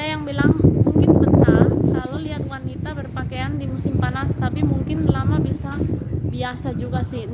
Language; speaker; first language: Indonesian; non-native, fluent; Spanish